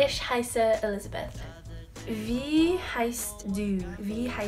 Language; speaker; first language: German; non-native, learner; English